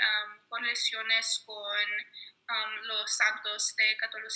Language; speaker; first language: Spanish; early bilingual, heritage; Spanish